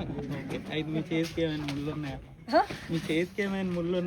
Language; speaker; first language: Telugu; native; Telugu